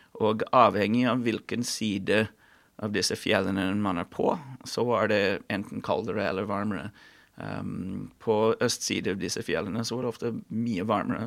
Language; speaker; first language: Norwegian; non-native, fluent; English